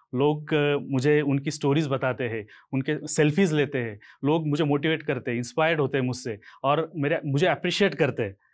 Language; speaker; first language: Hindi; non-native, local second language; Marathi